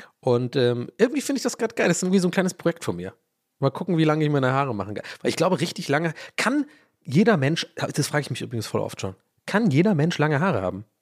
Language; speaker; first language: German; early bilingual, other home language; English